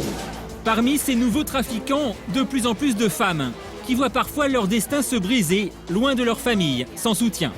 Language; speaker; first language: French; native; French